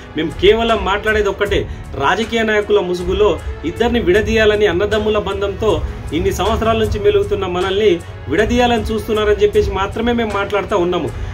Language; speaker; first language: Telugu; non-native, local second language; Lambadi